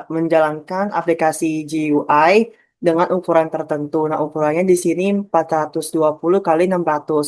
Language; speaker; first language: Indonesian; native; Indonesian